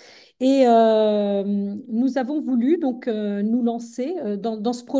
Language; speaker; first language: French; native; French